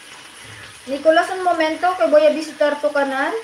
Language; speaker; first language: Spanish; non-native, fluent; Filipino